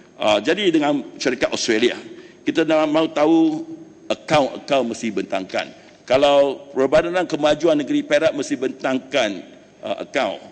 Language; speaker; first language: Malay; non-native, local second language; Chinese